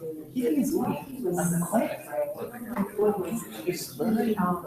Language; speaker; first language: English; non-native, learner; Japanese